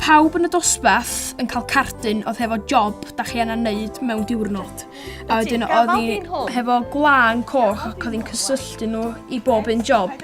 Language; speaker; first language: Welsh; native; Welsh